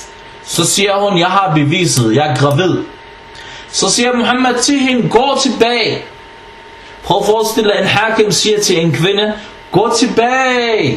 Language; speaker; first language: Danish; early bilingual, other home language; Arabic